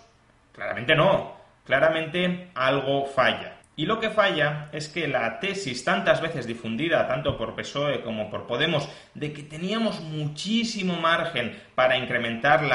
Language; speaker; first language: Spanish; native; Spanish